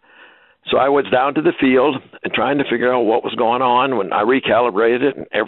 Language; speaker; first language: English; native; English